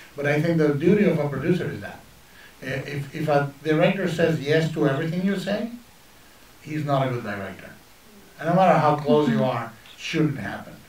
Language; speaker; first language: English; non-native, fluent; Spanish